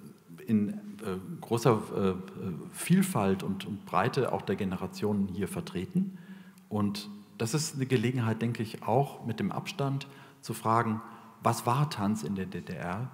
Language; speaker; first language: German; native; German